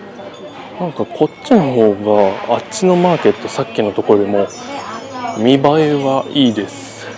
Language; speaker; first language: Japanese; native; Japanese